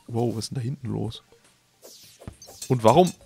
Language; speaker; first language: German; native; German